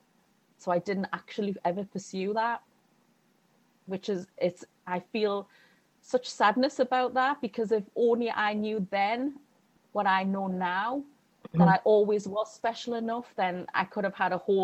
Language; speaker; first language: English; native; English